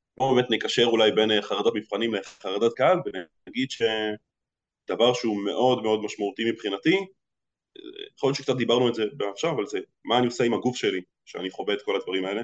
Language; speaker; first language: Hebrew; early bilingual, other home language; Russian